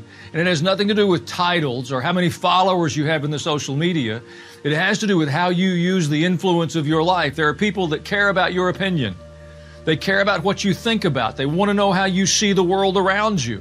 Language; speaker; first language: English; native; English